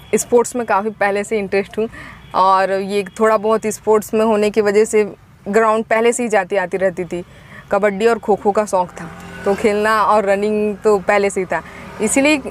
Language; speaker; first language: Hindi; native; Hindi